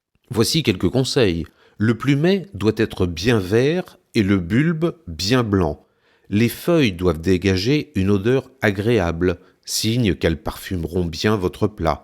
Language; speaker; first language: French; native; French